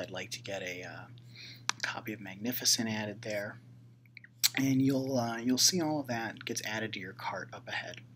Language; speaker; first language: English; native; English